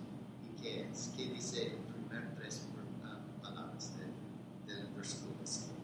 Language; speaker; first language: Spanish; non-native, fluent; English